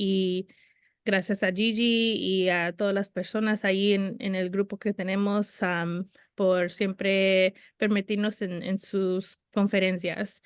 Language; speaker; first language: Spanish; early bilingual, heritage; Spanish